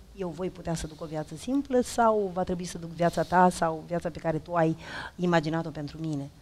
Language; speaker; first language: Romanian; native; Romanian